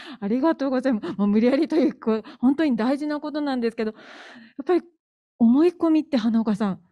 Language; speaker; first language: Japanese; native; Japanese